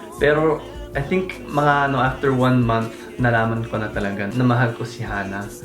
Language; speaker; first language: Filipino; non-native, fluent; English